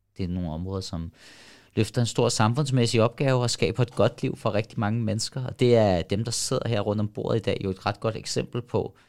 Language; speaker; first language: Danish; early bilingual, other home language; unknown